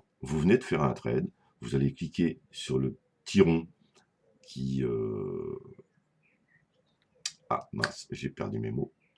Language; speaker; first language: French; native; French